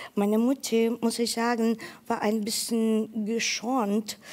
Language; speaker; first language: German; non-native, fluent; Ukrainian